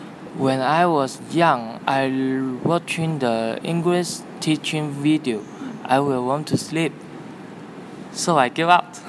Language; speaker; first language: English; non-native, learner; Cantonese